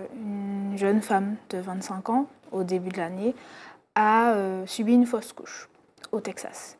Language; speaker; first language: French; native; French